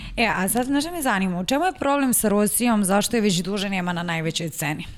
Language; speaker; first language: Serbian; native; Serbian